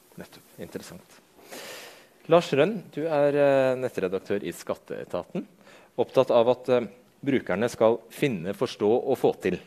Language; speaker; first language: Norwegian; native; Norwegian